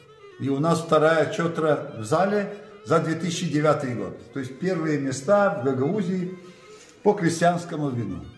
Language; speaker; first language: Russian; non-native, local second language; Gagauz